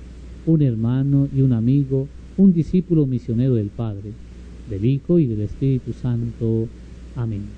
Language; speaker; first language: Spanish; native; Spanish